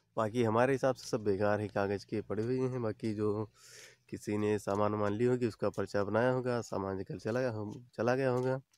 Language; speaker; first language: Hindi; native; Hindi